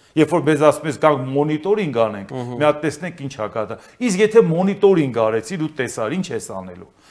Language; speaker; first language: Armenian; native; Armenian